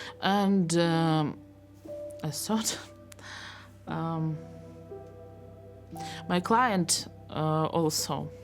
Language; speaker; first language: English; non-native, learner; Belarusian